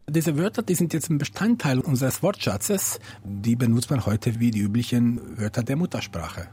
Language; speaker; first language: German; non-native, fluent; Bosnian